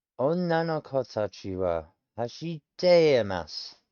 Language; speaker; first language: Japanese; non-native, learner; English